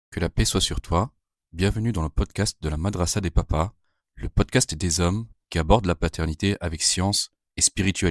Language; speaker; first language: French; native; French